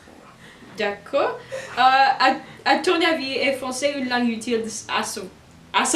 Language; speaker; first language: French; non-native, learner; English